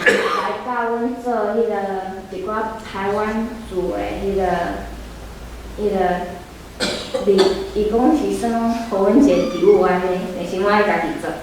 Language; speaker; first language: Chinese; early bilingual, heritage; Chinese